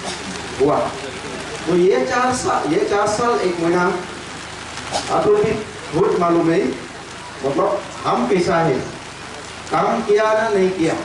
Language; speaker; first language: Hindi; non-native, local second language; Khasi